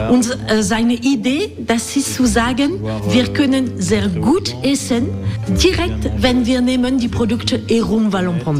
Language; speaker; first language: German; non-native, learner; French